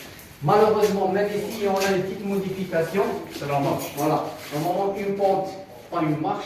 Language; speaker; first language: French; non-native, local second language; Arabic